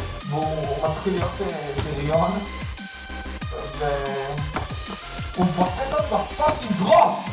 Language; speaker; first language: Hebrew; native; Hebrew